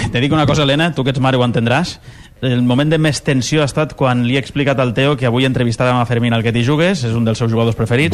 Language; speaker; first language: Catalan; native; Catalan